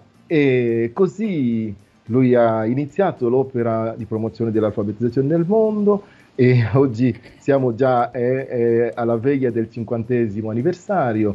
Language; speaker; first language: Italian; non-native, fluent; Nande